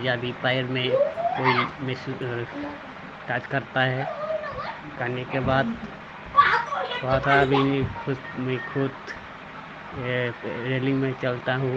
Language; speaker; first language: Hindi; non-native, local second language; Bangla